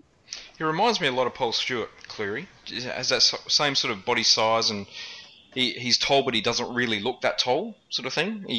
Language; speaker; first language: English; native; English